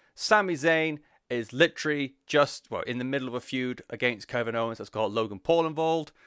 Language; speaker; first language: English; native; English